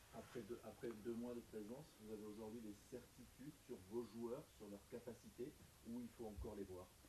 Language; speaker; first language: French; native; French